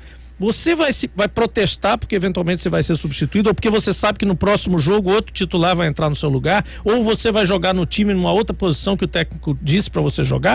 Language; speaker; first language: Portuguese; native; Portuguese